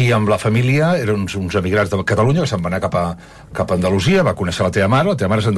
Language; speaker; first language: Catalan; native; Catalan